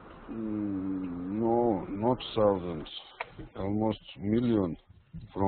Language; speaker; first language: English; non-native, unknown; Russian